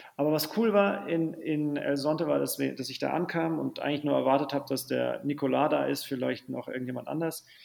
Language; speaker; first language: German; native; German